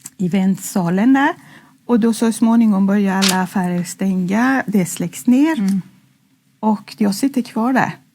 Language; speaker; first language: Swedish; non-native, fluent; Persian